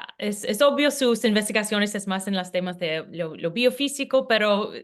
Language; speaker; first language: Spanish; non-native, fluent; English